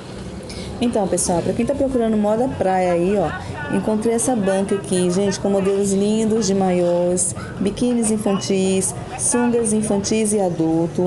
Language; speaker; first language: Portuguese; native; Portuguese